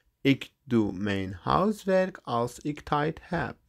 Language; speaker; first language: Dutch; non-native, learner; Turkish